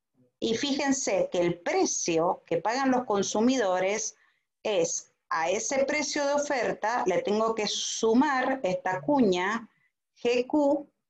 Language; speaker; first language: Spanish; native; Spanish